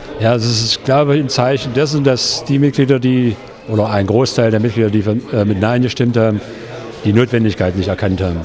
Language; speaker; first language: German; native; German